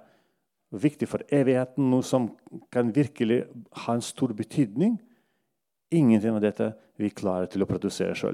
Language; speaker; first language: Norwegian; non-native, local second language; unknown